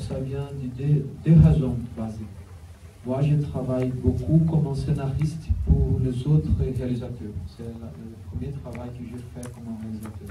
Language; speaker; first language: French; non-native, learner; Portuguese